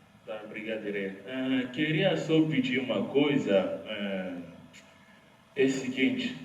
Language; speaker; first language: Portuguese; non-native, learner; Lingala